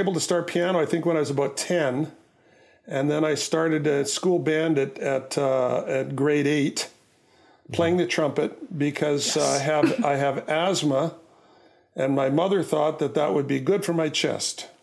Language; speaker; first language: English; native; English